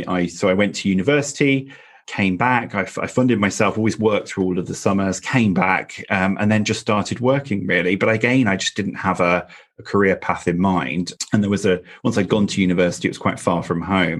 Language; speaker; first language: English; native; English